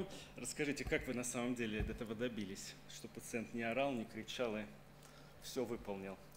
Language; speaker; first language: Russian; native; Russian